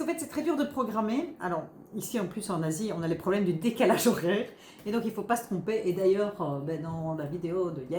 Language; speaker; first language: French; native; French